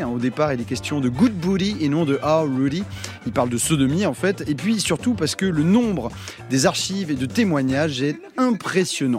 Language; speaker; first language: French; native; French